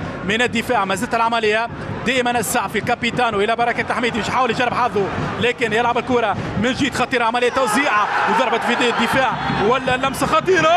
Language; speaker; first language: Arabic; native; Arabic